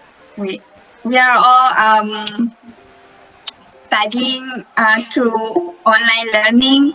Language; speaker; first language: English; non-native, local second language; Malay